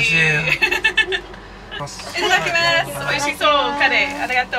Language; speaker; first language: Japanese; non-native, learner; English